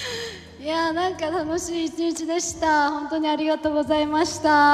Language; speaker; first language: Japanese; non-native, fluent; Korean